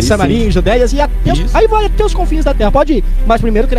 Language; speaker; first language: Portuguese; native; Portuguese